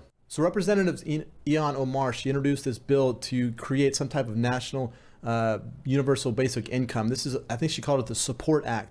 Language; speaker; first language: English; native; English